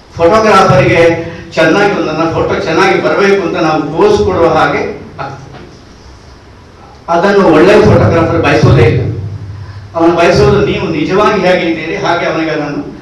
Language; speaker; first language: Kannada; non-native, local second language; Tulu